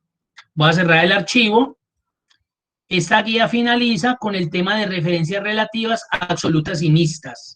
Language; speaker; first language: Spanish; native; Spanish